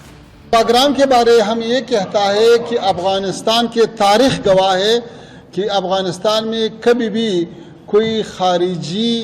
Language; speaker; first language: Hindi; non-native, fluent; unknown